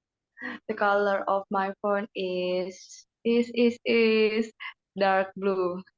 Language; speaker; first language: English; non-native, learner; Indonesian